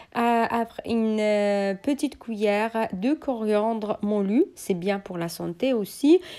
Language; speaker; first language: French; non-native, local second language; Arabic